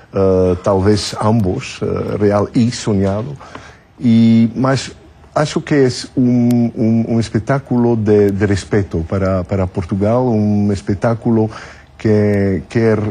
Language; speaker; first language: Portuguese; non-native, fluent; French